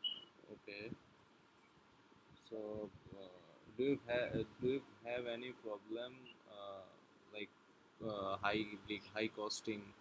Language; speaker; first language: English; non-native, learner; Bangla